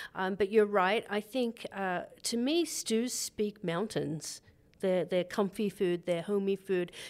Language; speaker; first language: English; native; English